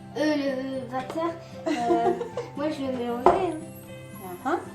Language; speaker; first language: French; early bilingual, other home language; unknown